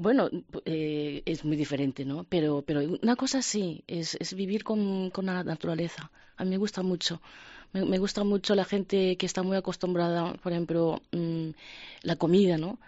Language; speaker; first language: Spanish; non-native, fluent; Japanese